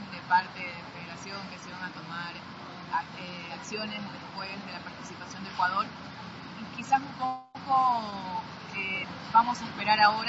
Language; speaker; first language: Spanish; native; Spanish